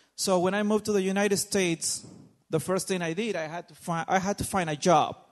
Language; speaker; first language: English; non-native, fluent; Spanish